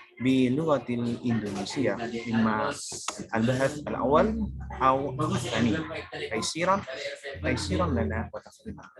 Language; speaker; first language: Arabic; non-native, learner; Indonesian